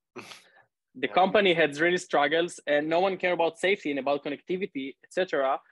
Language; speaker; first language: English; non-native, fluent; Hebrew